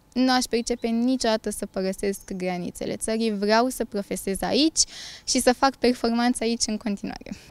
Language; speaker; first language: Romanian; native; Romanian